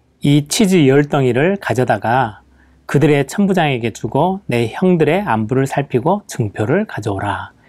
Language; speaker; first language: Korean; native; Korean